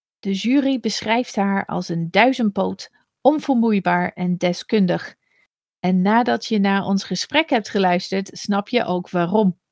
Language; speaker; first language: Dutch; non-native, fluent; English